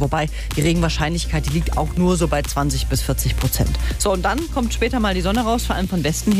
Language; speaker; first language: German; native; German